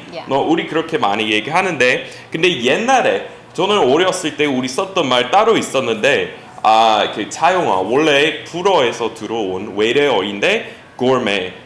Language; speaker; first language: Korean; non-native, fluent; English